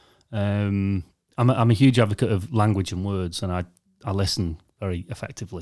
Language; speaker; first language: English; native; English